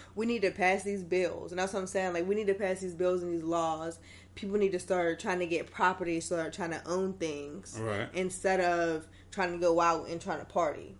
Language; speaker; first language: English; native; English